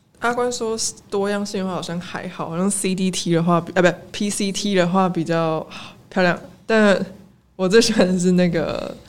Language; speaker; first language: Chinese; native; Chinese